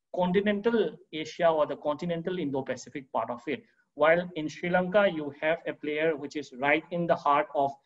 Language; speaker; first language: English; non-native, local second language; Manipuri